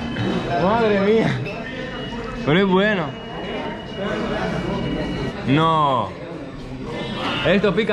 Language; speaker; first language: Spanish; non-native, learner; Greek